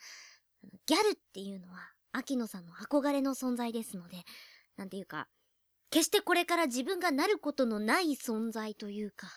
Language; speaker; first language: Japanese; native; Japanese